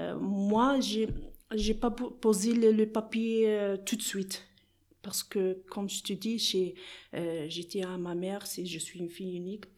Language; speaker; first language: French; non-native, learner; Arabic